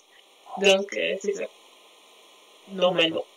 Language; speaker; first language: French; non-native, local second language; Arabic